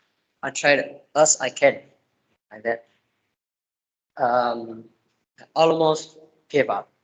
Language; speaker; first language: English; non-native, learner; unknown